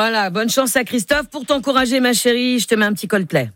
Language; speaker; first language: French; native; French